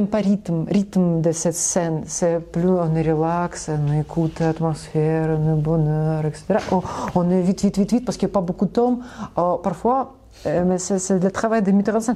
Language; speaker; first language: French; non-native, learner; Russian